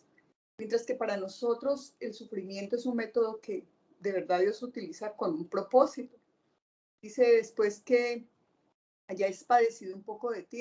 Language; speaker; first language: Spanish; native; Spanish